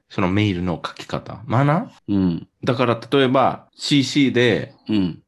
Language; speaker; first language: Japanese; non-native, fluent; English